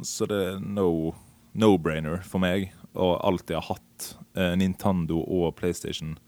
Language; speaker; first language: Norwegian; native; Norwegian